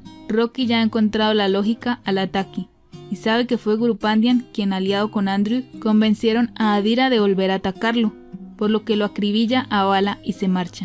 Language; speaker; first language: Spanish; native; Spanish